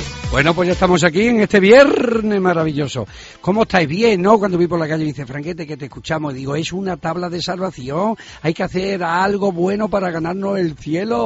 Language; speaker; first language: Spanish; native; Spanish